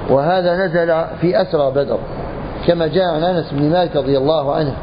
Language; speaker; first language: Arabic; native; Arabic